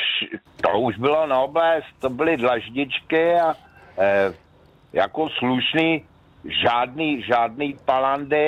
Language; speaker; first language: Czech; native; Czech